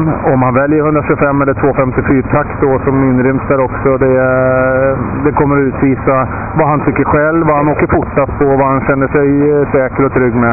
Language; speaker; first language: Swedish; native; Swedish